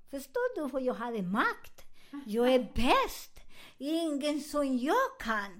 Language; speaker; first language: Swedish; non-native, learner; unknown